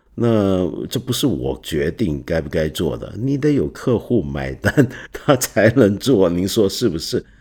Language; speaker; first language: Chinese; non-native, local second language; Cantonese